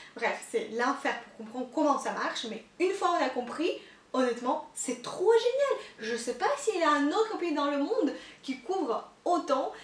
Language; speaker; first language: French; non-native, fluent; Russian